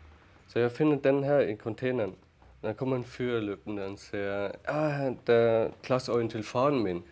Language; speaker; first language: Norwegian; non-native, fluent; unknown